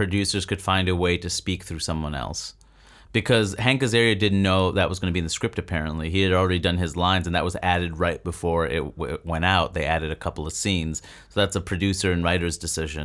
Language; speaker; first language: English; native; English